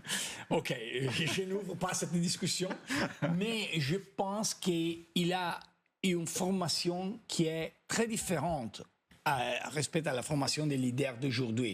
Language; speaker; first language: French; non-native, fluent; Italian